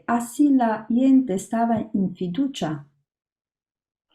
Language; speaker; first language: Spanish; non-native, learner; Italian